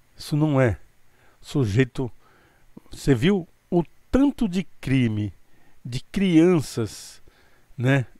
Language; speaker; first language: Portuguese; native; Portuguese